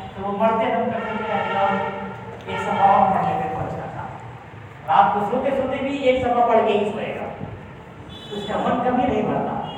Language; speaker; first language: Urdu; native; Urdu